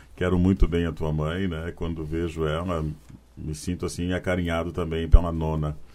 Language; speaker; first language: Portuguese; native; Portuguese